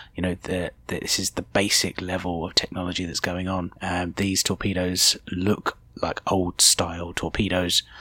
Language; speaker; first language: English; native; English